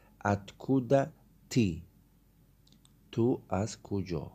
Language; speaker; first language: Russian; non-native, learner; Tajik